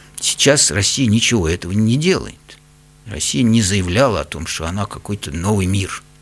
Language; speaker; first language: Russian; native; Russian